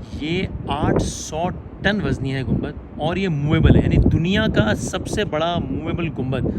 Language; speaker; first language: Urdu; native; Urdu